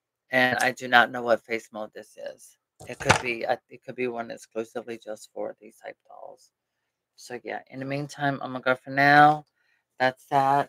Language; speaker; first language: English; early bilingual, other home language; Spanish